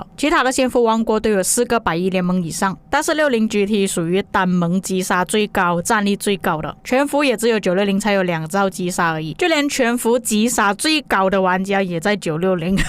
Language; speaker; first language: Chinese; native; Chinese